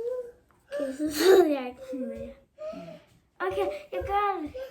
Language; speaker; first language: Danish; early bilingual, other home language; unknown